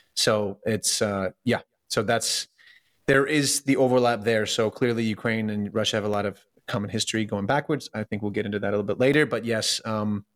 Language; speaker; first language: English; early bilingual, other home language; Russian